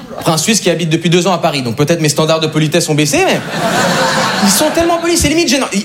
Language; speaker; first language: French; native; French